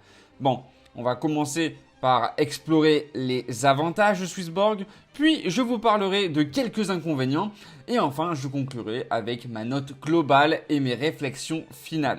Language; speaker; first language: French; native; French